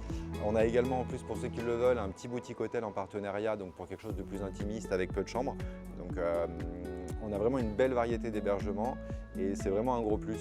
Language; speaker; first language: French; native; French